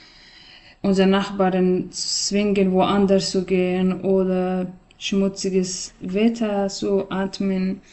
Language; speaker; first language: German; non-native, fluent; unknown